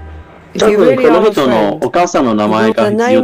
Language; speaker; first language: Japanese; non-native, learner; Chinese